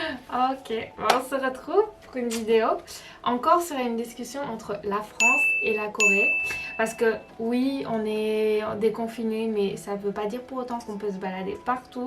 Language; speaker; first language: French; native; French